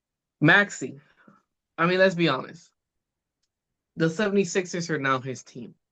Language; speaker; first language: English; native; English